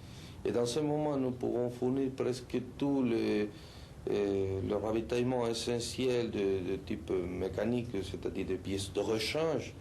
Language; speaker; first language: French; non-native, fluent; Spanish